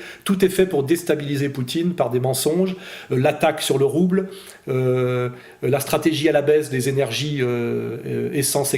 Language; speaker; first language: French; native; French